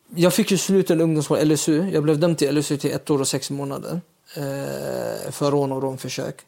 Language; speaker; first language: Swedish; early bilingual, other home language; Uyghur